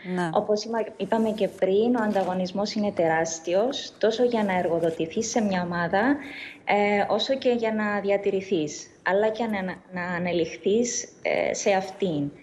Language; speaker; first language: Greek; native; Greek